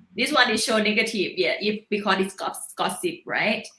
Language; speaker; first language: English; non-native, learner; Thai